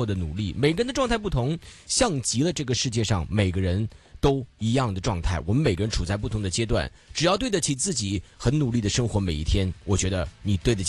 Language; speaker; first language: Chinese; native; Chinese